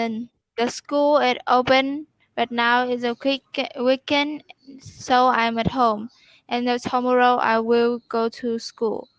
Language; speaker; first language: English; non-native, learner; Vietnamese